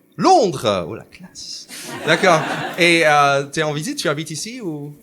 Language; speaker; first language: French; non-native, fluent; English